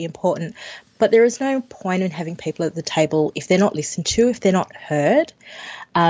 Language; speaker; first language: English; native; English